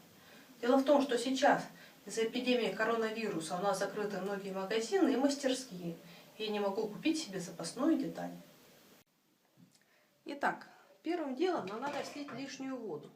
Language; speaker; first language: Russian; native; Russian